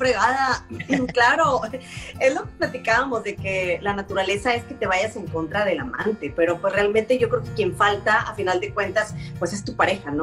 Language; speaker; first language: Spanish; native; Spanish